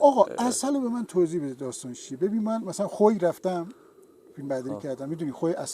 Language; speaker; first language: Persian; native; Persian